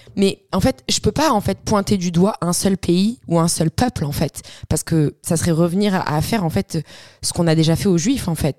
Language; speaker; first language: French; early bilingual, other home language; Arabic